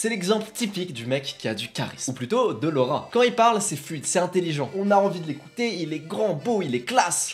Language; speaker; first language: French; native; French